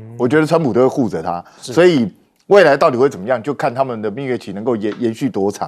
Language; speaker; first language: Chinese; native; Chinese